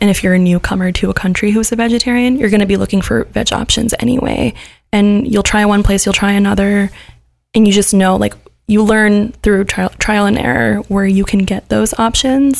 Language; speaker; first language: English; early bilingual, other home language; Gujarati